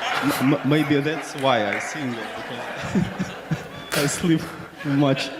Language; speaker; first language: English; non-native, learner; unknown